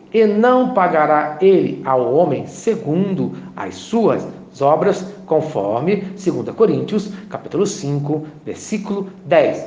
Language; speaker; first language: Portuguese; native; Portuguese